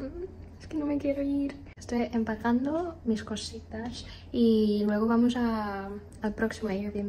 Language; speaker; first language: Spanish; non-native, fluent; Chinese